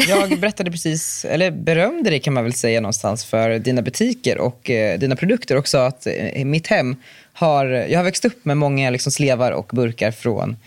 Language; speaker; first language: Swedish; native; Swedish